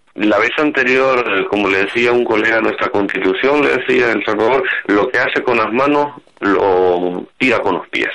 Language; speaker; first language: Spanish; native; Spanish